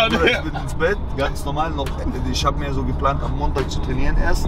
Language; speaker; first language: German; native; German